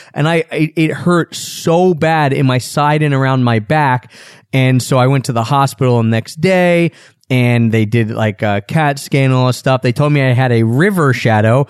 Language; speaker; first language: English; native; English